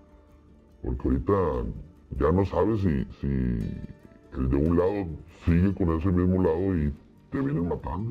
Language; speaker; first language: Spanish; native; Spanish